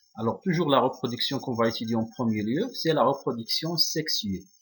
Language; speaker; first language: French; non-native, local second language; Arabic